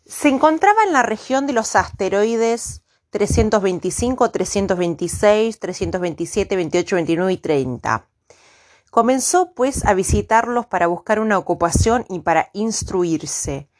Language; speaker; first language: Spanish; native; Spanish